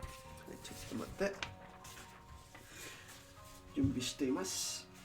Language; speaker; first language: Japanese; non-native, learner; Spanish